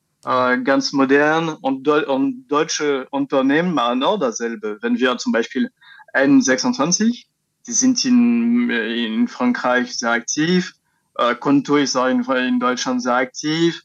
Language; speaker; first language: German; non-native, fluent; French